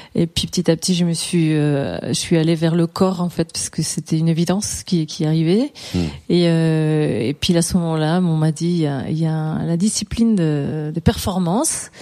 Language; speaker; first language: French; non-native, fluent; Spanish